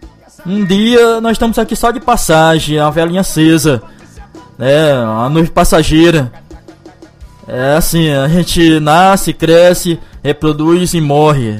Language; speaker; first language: Portuguese; native; Portuguese